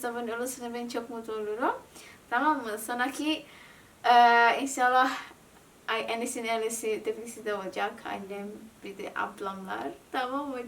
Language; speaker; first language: Turkish; non-native, learner; Indonesian